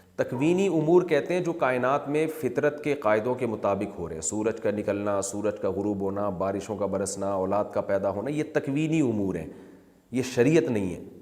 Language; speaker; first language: Urdu; native; Urdu